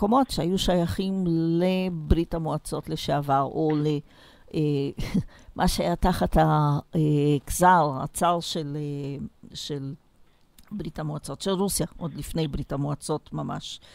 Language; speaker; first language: Hebrew; non-native, fluent; Portuguese